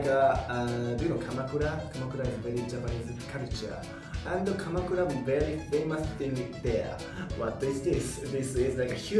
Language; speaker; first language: English; non-native, learner; Japanese